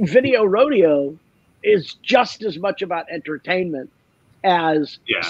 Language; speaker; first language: English; native; English